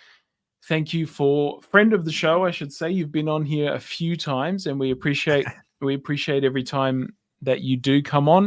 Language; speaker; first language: English; native; English